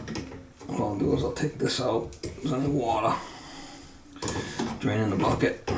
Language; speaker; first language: English; native; English